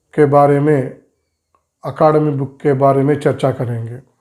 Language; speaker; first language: Hindi; non-native, local second language; Telugu